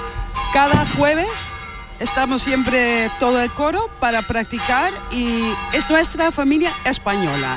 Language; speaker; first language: Spanish; non-native, fluent; Dutch